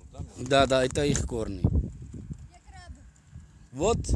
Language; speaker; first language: Russian; non-native, learner; Arabic